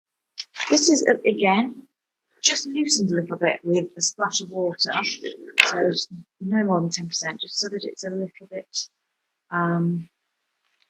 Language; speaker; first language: English; native; English